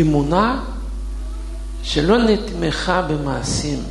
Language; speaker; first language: Hebrew; non-native, fluent; Russian